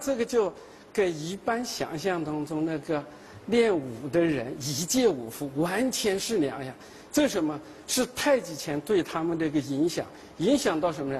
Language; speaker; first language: Chinese; native; Chinese